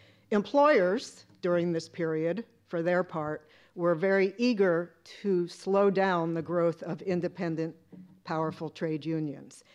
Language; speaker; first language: English; native; English